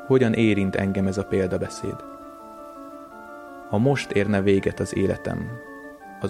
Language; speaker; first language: Hungarian; native; Hungarian